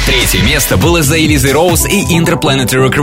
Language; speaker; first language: Russian; native; Russian